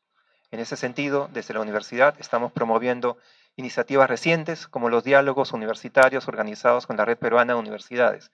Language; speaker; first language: Spanish; native; Spanish